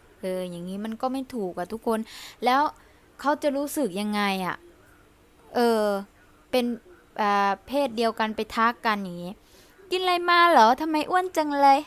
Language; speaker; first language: Thai; early bilingual, other home language; Lao